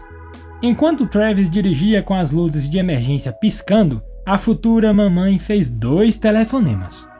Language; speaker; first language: Portuguese; native; Portuguese